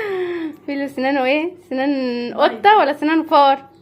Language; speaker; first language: Arabic; native; Arabic